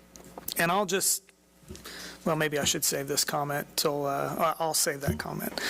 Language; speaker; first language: English; native; English